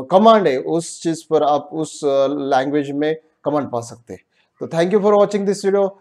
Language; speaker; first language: Hindi; non-native, local second language; Marathi